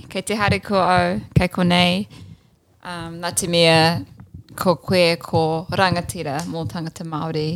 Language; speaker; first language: Māori; non-native, local second language; English